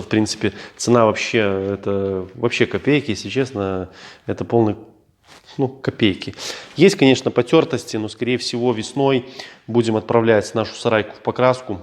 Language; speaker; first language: Russian; native; Russian